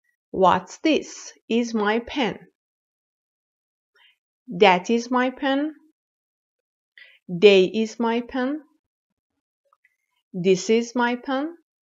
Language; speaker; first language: English; non-native, fluent; Persian